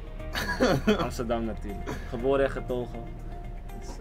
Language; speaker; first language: Dutch; native; Dutch